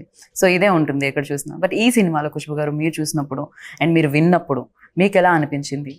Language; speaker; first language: Telugu; native; Telugu